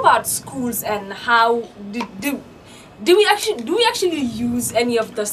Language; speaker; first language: English; non-native, local second language; Wolof